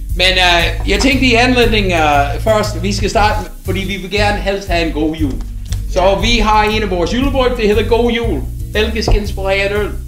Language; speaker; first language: Danish; non-native, fluent; English